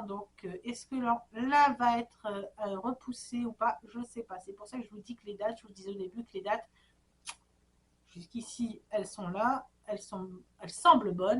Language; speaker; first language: French; native; French